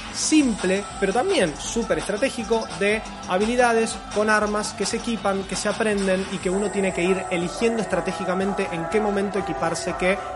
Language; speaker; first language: Spanish; native; Spanish